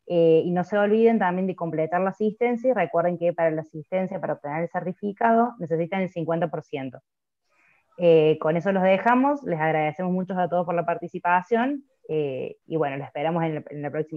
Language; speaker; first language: Spanish; native; Spanish